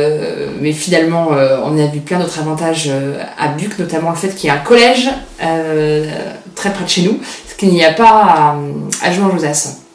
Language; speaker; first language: French; native; French